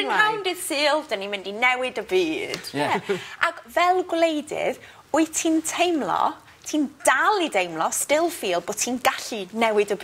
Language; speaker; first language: Welsh; native; Welsh